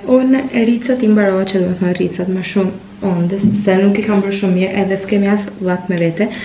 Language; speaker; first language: Albanian; early bilingual, heritage; Albanian